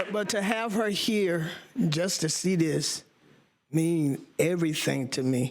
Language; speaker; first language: English; native; English